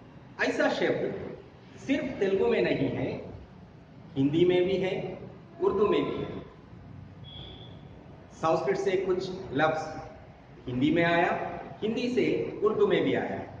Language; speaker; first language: Hindi; non-native, local second language; Telugu